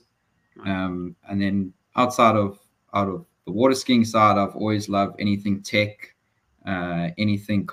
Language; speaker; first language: English; native; English